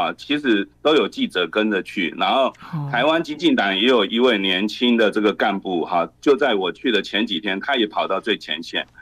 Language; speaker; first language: Chinese; native; Chinese